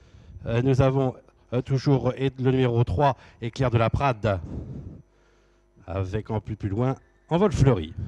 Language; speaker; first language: French; native; French